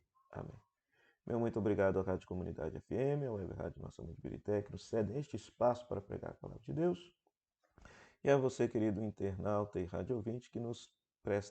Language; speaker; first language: Portuguese; native; Portuguese